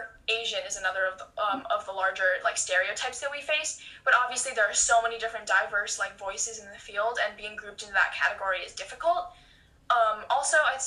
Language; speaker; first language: English; native; English